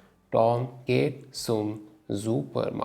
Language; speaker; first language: German; non-native, learner; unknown